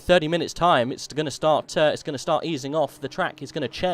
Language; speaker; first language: English; native; English